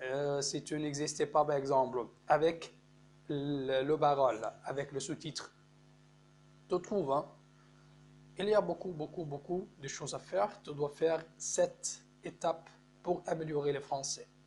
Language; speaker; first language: French; non-native, fluent; Arabic